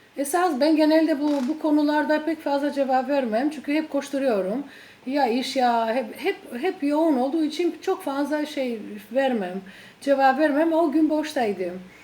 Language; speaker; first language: Turkish; non-native, fluent; Albanian